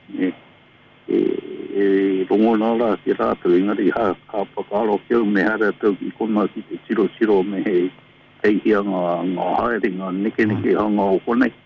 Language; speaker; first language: Māori; non-native, local second language; English